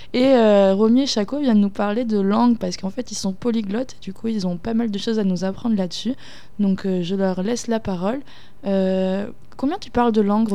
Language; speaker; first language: French; native; French